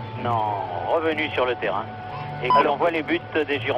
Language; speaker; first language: French; native; French